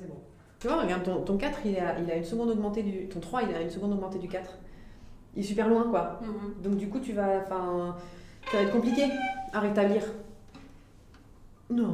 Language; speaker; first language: French; native; French